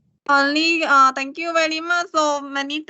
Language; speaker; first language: English; non-native, learner; Thai